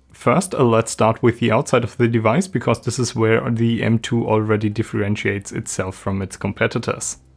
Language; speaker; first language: English; non-native, fluent; German